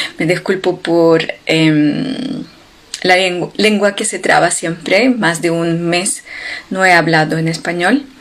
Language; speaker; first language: Spanish; non-native, fluent; Ukrainian